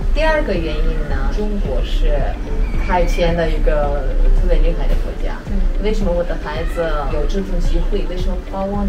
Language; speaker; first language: Chinese; non-native, fluent; Armenian